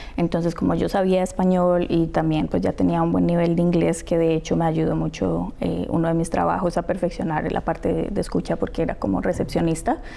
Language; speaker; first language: Spanish; native; Spanish